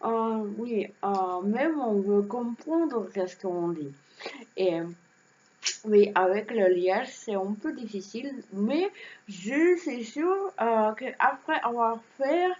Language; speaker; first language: French; non-native, learner; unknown